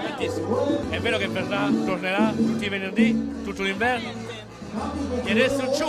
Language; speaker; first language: Italian; native; Italian